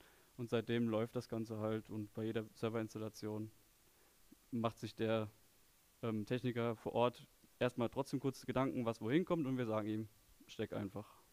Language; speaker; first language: German; native; German